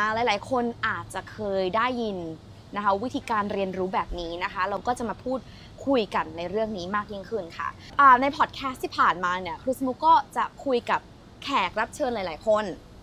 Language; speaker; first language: Thai; native; Thai